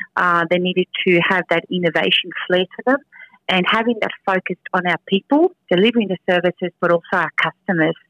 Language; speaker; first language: English; early bilingual, other home language; Spanish